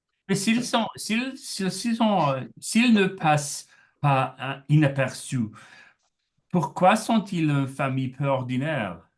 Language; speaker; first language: French; non-native, learner; English